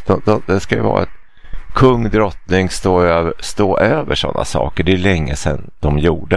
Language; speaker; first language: Swedish; native; Swedish